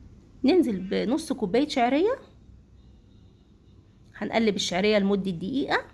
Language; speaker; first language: Arabic; native; Arabic